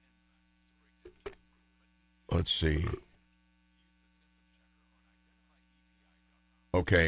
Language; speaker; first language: English; native; English